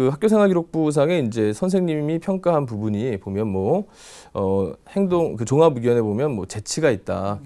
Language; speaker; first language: Korean; native; Korean